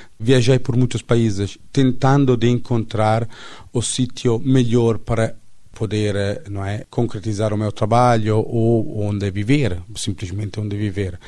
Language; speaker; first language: Portuguese; non-native, fluent; Italian